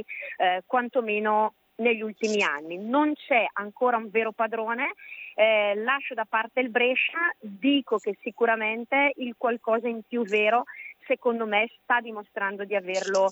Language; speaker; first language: Italian; native; Italian